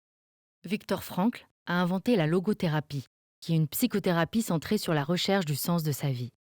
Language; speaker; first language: French; native; French